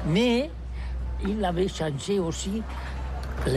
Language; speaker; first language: French; non-native, learner; Catalan